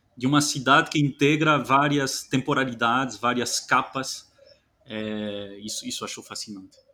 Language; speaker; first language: Portuguese; non-native, fluent; French